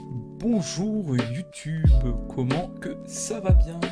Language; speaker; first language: French; native; French